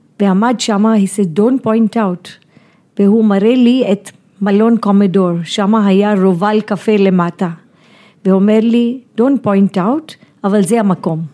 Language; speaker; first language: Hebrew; non-native, fluent; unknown